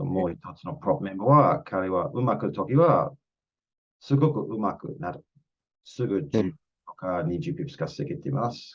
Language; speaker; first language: Japanese; non-native, fluent; English